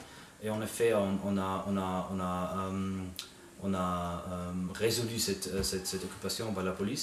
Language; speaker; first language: French; non-native, fluent; German